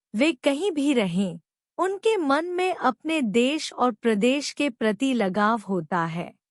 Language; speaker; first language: Hindi; native; Hindi